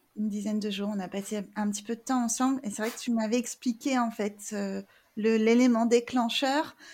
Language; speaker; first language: French; native; French